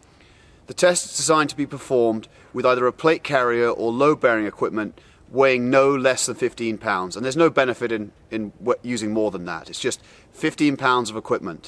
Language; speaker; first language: English; native; English